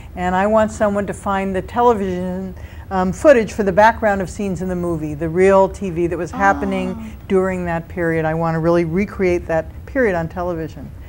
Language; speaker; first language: English; native; English